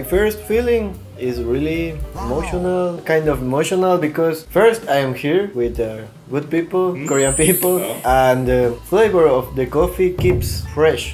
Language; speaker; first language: English; non-native, learner; Spanish